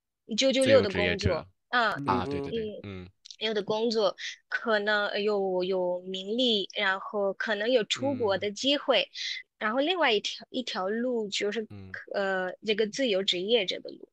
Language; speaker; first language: Chinese; non-native, local second language; Tamil